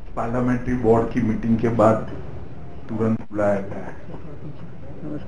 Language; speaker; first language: Hindi; non-native, local second language; Gujarati